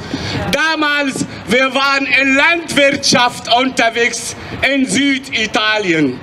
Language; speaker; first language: German; non-native, fluent; Arabic